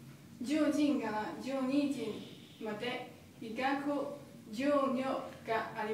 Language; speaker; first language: Japanese; non-native, learner; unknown